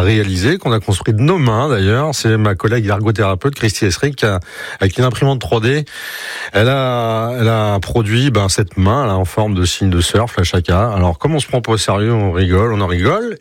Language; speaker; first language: French; native; French